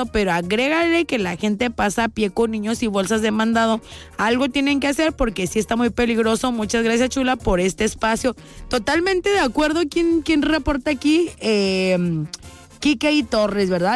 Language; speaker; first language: Spanish; native; Spanish